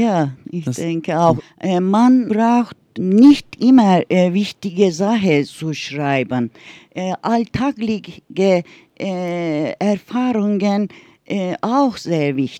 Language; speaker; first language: German; non-native, learner; Turkish